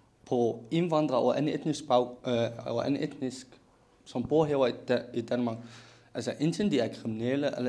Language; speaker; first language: Danish; non-native, local second language; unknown